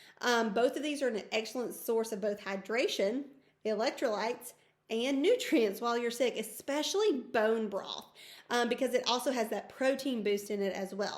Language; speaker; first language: English; native; English